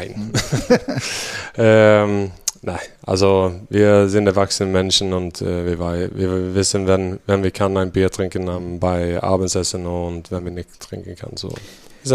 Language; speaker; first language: German; non-native, fluent; Swedish